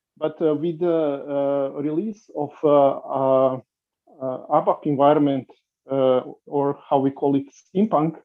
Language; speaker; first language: English; non-native, fluent; Serbian